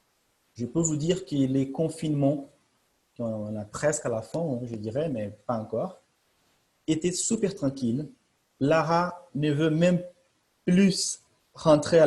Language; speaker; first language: French; non-native, fluent; Portuguese